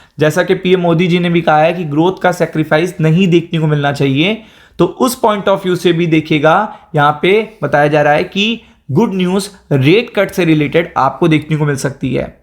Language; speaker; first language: Hindi; native; Hindi